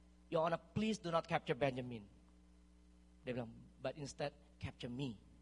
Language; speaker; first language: English; non-native, fluent; Indonesian